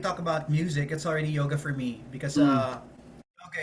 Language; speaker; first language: English; non-native, local second language; Filipino